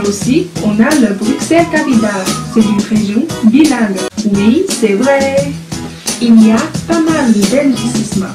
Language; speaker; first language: French; non-native, fluent; Chinese